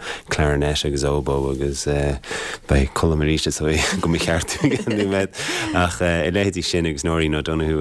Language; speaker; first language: Irish; native; Irish